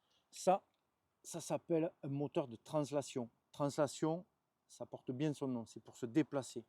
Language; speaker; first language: French; native; French